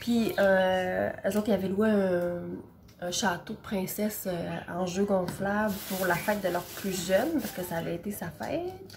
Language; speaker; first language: French; native; French